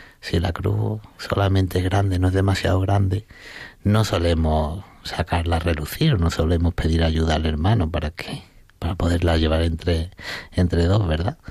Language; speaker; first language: Spanish; native; Spanish